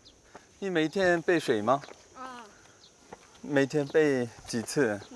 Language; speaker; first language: Chinese; non-native, learner; Korean